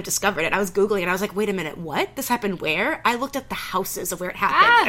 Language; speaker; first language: English; native; English